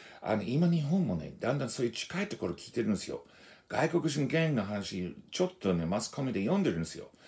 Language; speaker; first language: Japanese; non-native, fluent; English